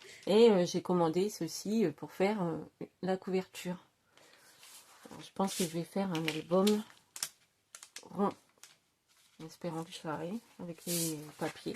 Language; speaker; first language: French; native; French